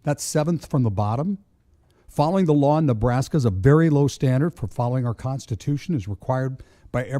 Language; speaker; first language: English; native; English